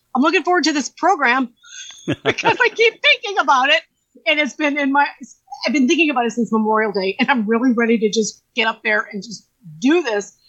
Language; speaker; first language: English; native; English